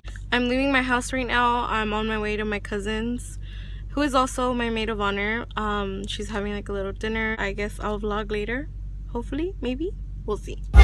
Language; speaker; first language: English; early bilingual, other home language; Spanish